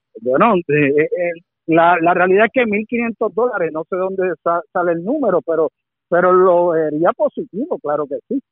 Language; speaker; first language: Spanish; native; Spanish